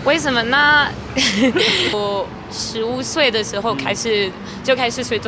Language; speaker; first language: Chinese; non-native, fluent; French